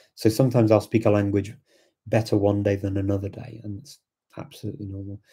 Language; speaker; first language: English; native; English